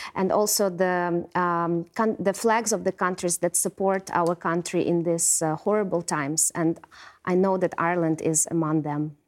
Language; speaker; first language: English; non-native, fluent; Ukrainian